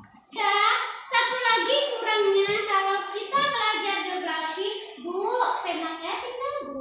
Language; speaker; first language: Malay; non-native, local second language; Minangkabau